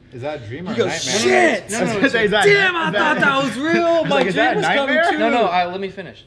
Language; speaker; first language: English; native; English